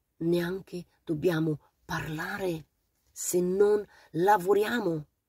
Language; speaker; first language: Italian; non-native, fluent; Romanian